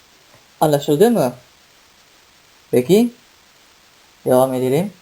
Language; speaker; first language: Turkish; non-native, fluent; Indonesian